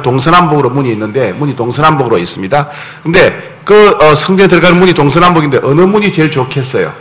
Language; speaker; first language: Korean; native; Korean